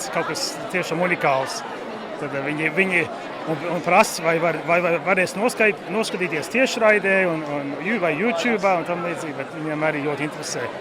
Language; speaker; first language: Latvian; early bilingual, heritage; Latvian